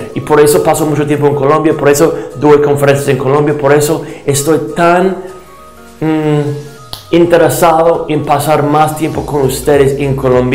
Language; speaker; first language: Spanish; non-native, fluent; English